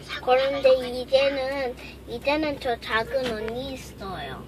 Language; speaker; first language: Korean; early bilingual, other home language; English